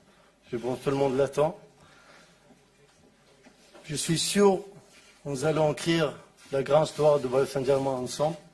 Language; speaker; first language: French; non-native, learner; Arabic